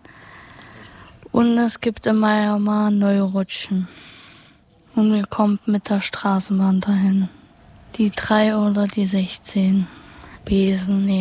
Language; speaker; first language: German; native; German